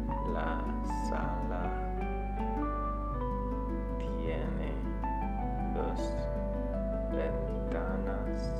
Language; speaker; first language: Spanish; non-native, learner; English